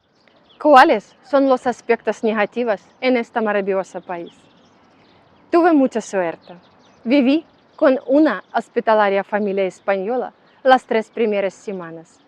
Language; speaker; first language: Spanish; non-native, learner; Russian